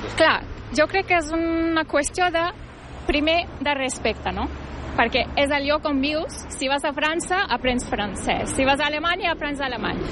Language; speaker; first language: Catalan; non-native, fluent; Turkish